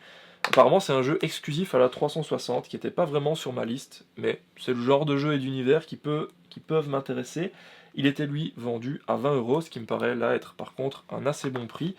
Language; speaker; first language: French; native; French